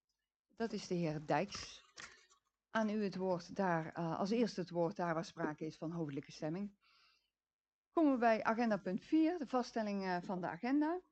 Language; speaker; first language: Dutch; native; Dutch